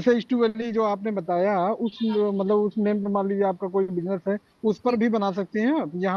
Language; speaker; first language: Hindi; native; Hindi